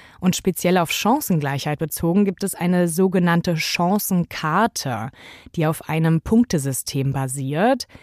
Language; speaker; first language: German; native; German